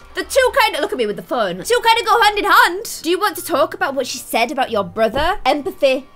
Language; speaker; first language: English; native; English